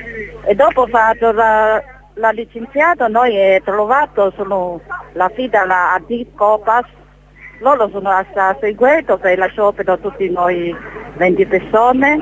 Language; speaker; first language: Italian; non-native, learner; Chinese